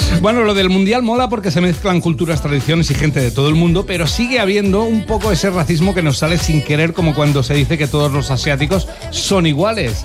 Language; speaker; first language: Spanish; native; Spanish